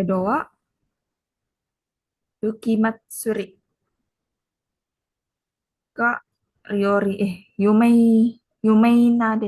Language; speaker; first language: Japanese; non-native, learner; Indonesian